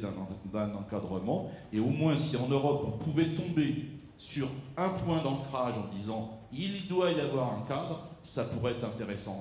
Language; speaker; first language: French; native; French